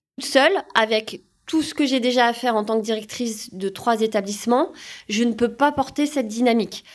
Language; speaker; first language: French; native; French